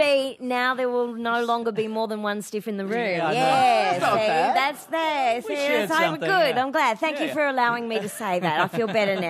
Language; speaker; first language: English; native; English